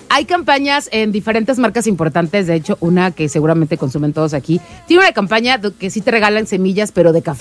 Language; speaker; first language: Spanish; native; Spanish